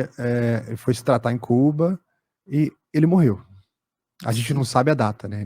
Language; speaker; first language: Portuguese; native; Portuguese